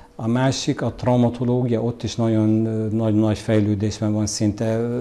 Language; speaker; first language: Hungarian; non-native, fluent; Arabic